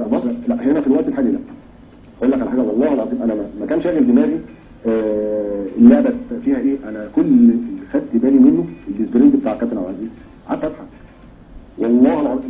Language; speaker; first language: Arabic; native; Arabic